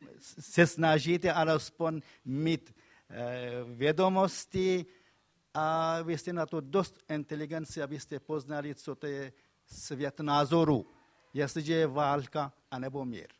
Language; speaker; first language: Czech; non-native, fluent; Kurdish